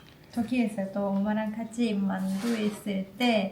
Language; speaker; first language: Korean; non-native, learner; Turkish